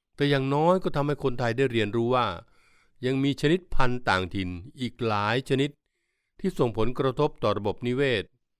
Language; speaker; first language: Thai; native; Thai